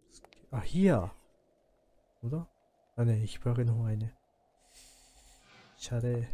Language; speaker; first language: German; non-native, learner; Japanese